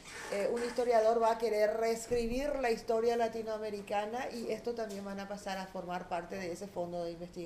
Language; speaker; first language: Spanish; native; Spanish